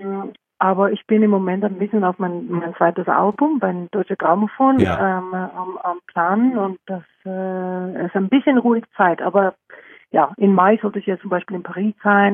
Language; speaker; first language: German; non-native, fluent; Norwegian